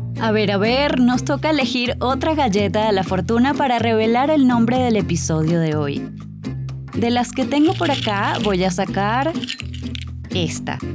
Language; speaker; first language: Spanish; native; Spanish